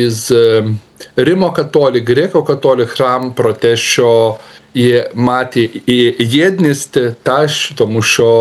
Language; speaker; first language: Ukrainian; non-native, learner; Lithuanian